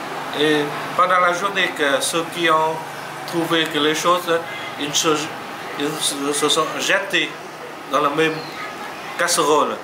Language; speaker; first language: French; non-native, fluent; Vietnamese